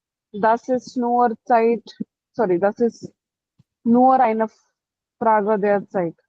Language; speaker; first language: German; non-native, learner; Hindi